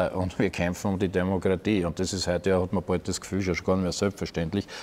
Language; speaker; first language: German; native; German